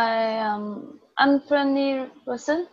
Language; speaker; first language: English; non-native, learner; Vietnamese